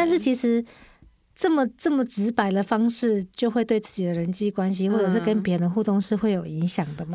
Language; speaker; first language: Chinese; native; Chinese